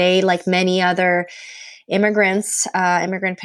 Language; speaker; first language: English; non-native, fluent; Punjabi